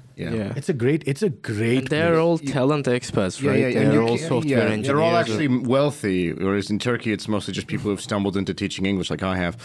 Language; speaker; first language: English; early bilingual, heritage; Arabic